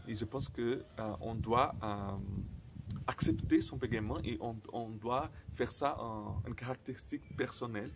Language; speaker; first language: French; non-native, fluent; Portuguese